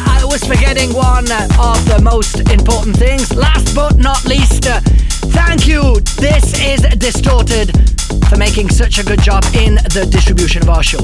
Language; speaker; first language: English; non-native, fluent; Italian